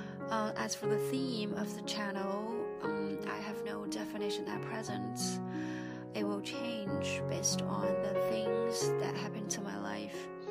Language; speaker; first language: English; non-native, fluent; Chinese